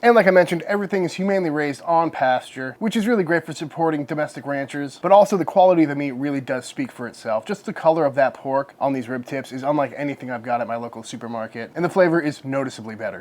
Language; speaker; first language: English; native; English